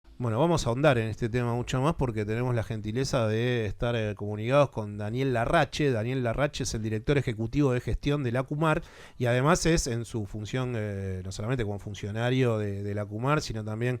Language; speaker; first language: Spanish; native; Spanish